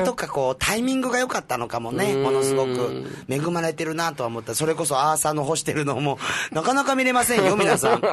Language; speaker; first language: Japanese; native; Japanese